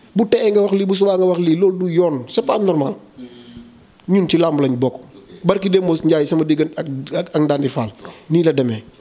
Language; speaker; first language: Wolof; non-native, local second language; Serer